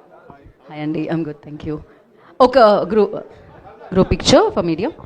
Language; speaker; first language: Telugu; native; Telugu